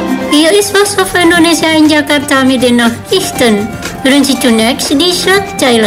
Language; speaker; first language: German; non-native, fluent; Indonesian